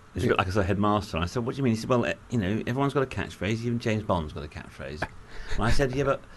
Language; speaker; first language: English; native; English